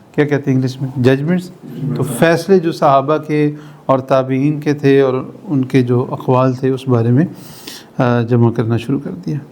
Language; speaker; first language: Urdu; native; Urdu